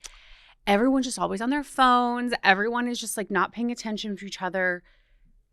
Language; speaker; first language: English; native; English